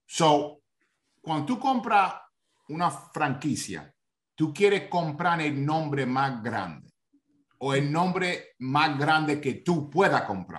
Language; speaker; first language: Spanish; early bilingual, heritage; Spanish